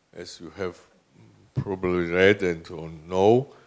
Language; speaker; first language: English; non-native, fluent; Georgian